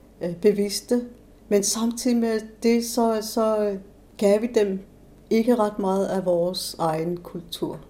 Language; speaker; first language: Danish; non-native, local second language; Kalaallisut